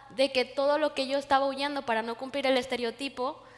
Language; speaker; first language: Spanish; native; Spanish